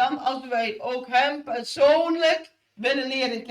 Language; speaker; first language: Dutch; non-native, fluent; Indonesian